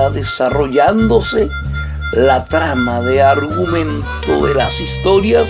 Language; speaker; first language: Spanish; native; Spanish